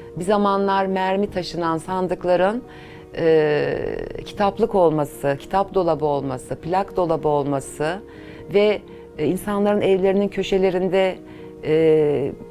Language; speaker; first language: Turkish; native; Turkish